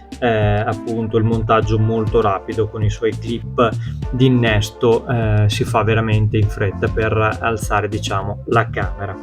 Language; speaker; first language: Italian; native; Italian